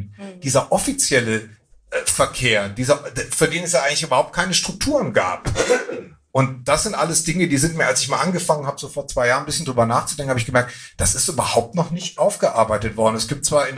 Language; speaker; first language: German; native; German